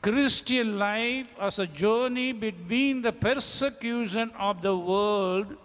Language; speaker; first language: English; non-native, local second language; Tamil